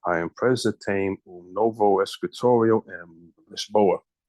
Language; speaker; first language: Portuguese; non-native, learner; English